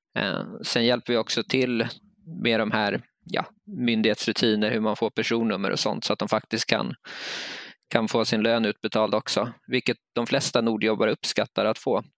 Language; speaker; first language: Swedish; native; Swedish